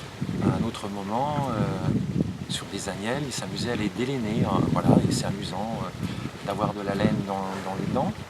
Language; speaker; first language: French; native; French